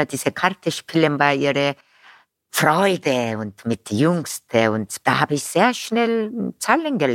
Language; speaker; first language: German; non-native, fluent; Korean